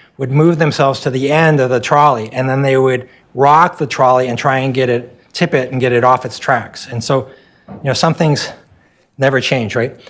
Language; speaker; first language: English; native; English